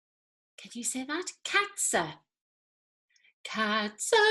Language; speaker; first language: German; non-native, fluent; English